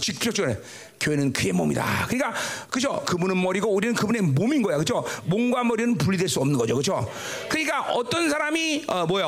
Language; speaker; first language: Korean; native; Korean